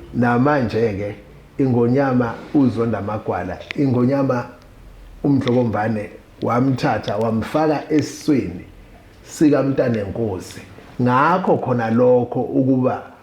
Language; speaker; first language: Zulu; native; Zulu